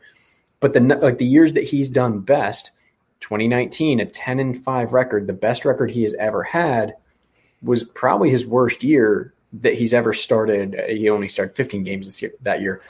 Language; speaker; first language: English; native; English